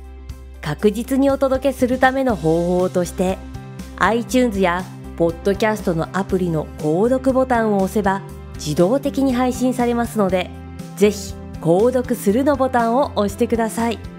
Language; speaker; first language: Japanese; native; Japanese